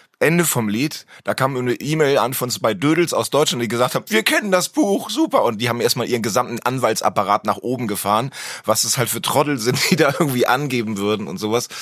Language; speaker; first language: German; native; German